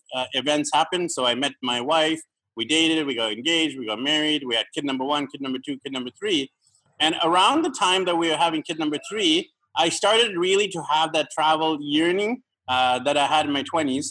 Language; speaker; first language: English; native; English